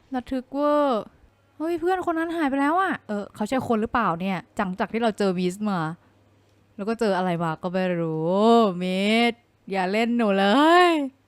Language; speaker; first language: Thai; native; Thai